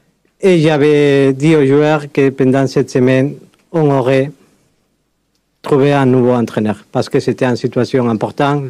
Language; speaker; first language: French; non-native, fluent; Spanish